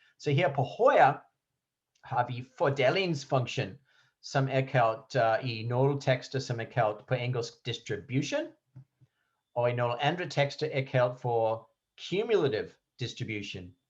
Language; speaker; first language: Danish; non-native, fluent; English